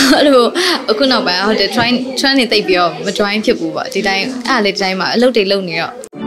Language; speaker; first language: Burmese; native; Burmese